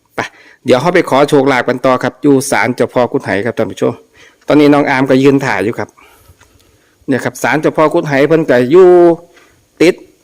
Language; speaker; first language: Thai; native; Thai